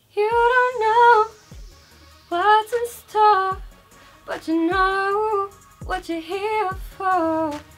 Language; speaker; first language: English; native; English